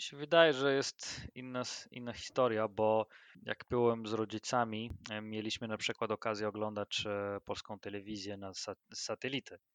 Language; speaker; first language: Polish; non-native, learner; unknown